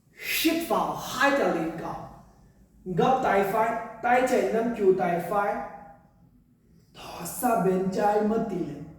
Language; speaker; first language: Vietnamese; non-native, learner; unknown